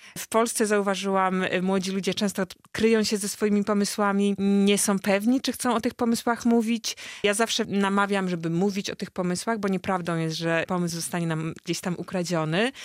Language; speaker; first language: Polish; native; Polish